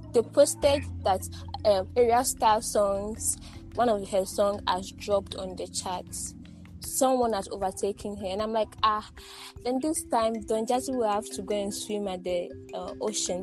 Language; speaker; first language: English; non-native, local second language; Ibibio